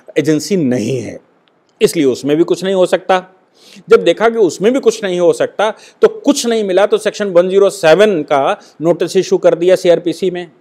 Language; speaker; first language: Hindi; native; Hindi